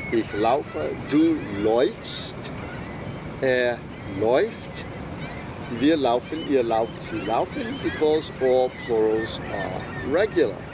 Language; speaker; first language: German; non-native, fluent; English